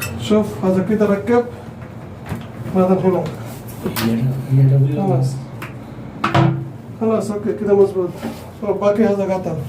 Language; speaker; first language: Arabic; non-native, learner; Bangla